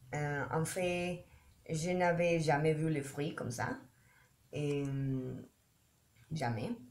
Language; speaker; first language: French; non-native, learner; Spanish